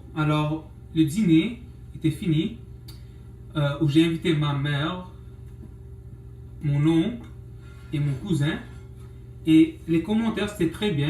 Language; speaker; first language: French; non-native, local second language; English